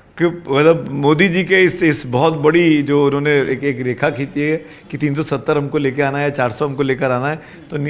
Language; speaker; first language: Hindi; native; Hindi